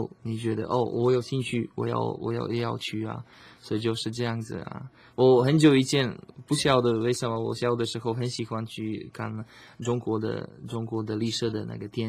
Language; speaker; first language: Chinese; non-native, learner; Slovak